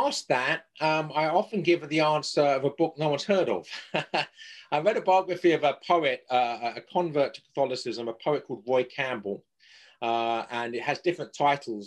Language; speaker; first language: English; native; English